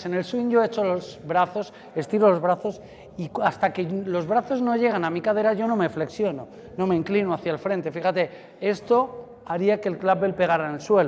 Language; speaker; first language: Spanish; native; Spanish